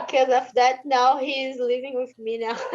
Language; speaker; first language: English; non-native, learner; Portuguese